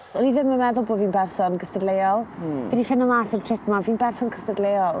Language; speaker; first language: Welsh; native; Welsh